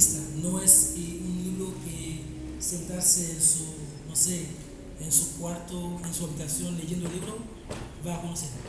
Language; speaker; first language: Spanish; non-native, fluent; Haitian Creole